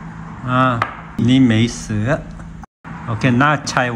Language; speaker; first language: Chinese; non-native, learner; Korean